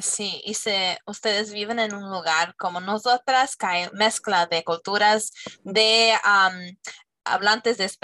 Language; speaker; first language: Spanish; non-native, fluent; English